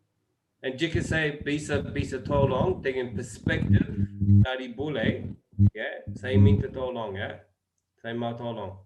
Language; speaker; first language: Indonesian; non-native, learner; English